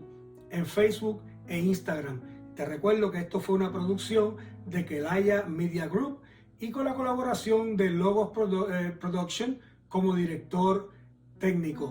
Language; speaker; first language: Spanish; native; Spanish